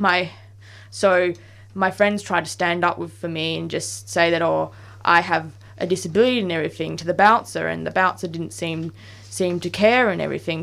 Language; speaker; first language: English; native; English